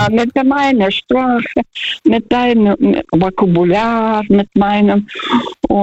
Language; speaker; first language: German; early bilingual, heritage; Russian